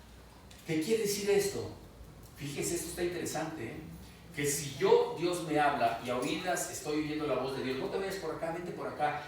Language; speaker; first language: Spanish; native; Spanish